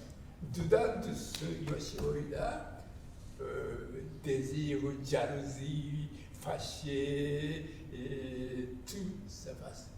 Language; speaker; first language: French; non-native, learner; Japanese